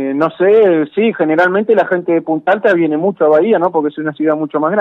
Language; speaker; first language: Spanish; native; Spanish